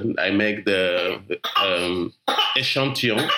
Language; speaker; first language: English; non-native, learner; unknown